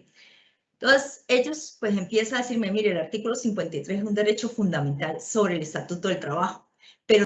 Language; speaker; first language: Spanish; native; Spanish